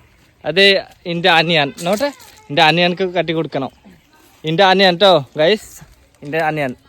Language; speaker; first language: Malayalam; non-native, learner; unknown